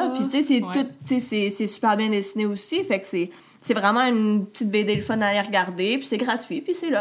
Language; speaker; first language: French; native; French